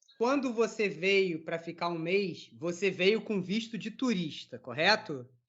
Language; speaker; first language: Portuguese; native; Portuguese